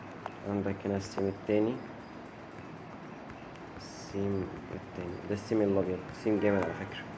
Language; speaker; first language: Arabic; native; Arabic